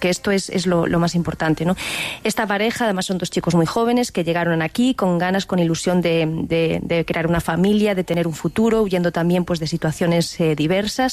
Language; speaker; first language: Spanish; native; Spanish